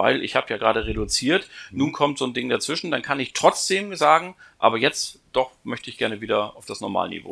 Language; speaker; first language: German; native; German